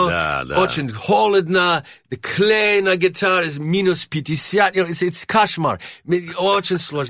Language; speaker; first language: Russian; non-native, learner; English